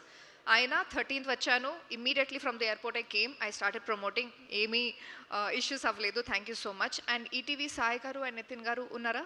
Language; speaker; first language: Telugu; non-native, fluent; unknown